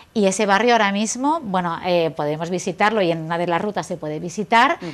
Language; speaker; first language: Spanish; native; Spanish